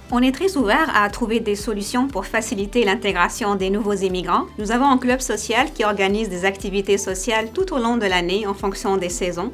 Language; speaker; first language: French; native; French